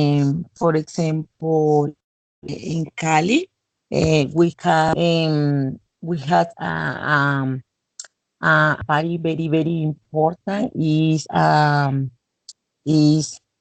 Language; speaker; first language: English; non-native, learner; Spanish